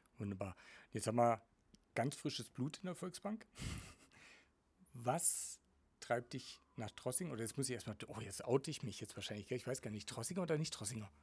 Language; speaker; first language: German; native; German